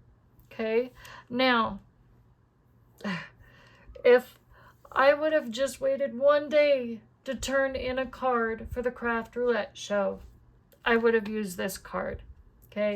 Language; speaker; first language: English; native; English